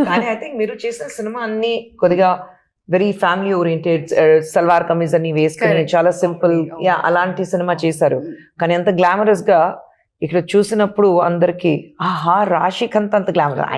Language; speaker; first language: Telugu; non-native, local second language; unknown